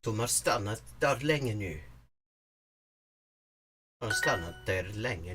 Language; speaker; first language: Swedish; non-native, learner; English